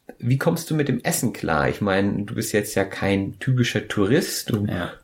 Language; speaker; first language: German; native; German